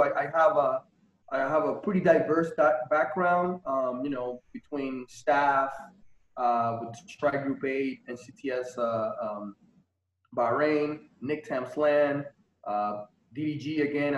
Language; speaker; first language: English; non-native, fluent; Spanish